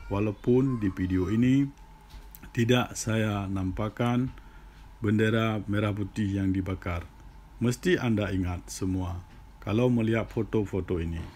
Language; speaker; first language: Malay; non-native, local second language; Achinese